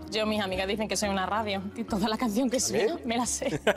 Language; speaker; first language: Spanish; native; Spanish